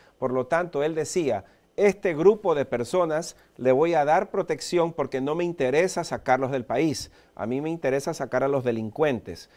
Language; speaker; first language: Spanish; early bilingual, heritage; Spanish